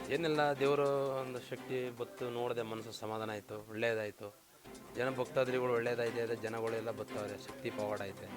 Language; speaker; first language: Kannada; native; Kannada